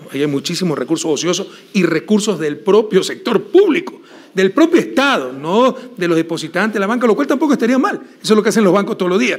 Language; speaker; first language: Spanish; native; Spanish